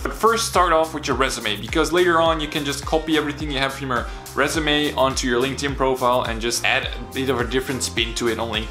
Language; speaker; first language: English; non-native, fluent; Dutch